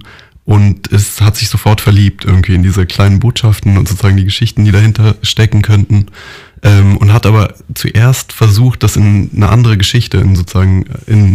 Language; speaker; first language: German; native; German